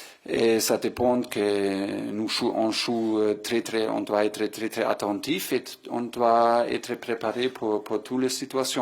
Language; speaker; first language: French; non-native, fluent; German